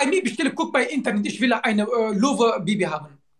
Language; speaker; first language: German; non-native, learner; Turkish